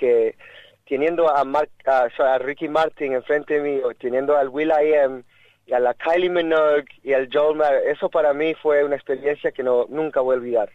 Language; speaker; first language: Spanish; early bilingual, heritage; Spanish